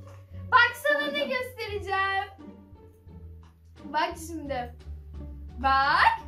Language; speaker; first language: Turkish; native; Turkish